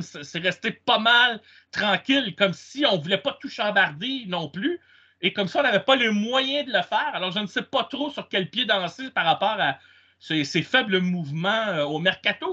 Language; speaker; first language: French; native; French